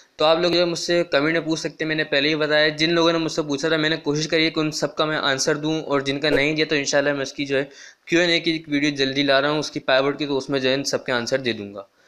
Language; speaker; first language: Urdu; non-native, local second language; Punjabi